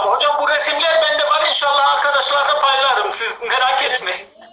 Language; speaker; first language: Turkish; non-native, fluent; Persian